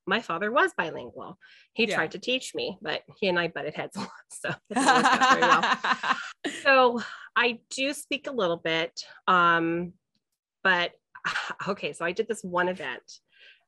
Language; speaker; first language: English; native; English